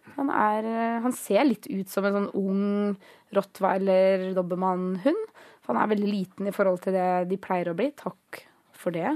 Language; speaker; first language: Norwegian; early bilingual, other home language; Greek